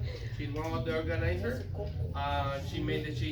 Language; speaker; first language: English; non-native, learner; Spanish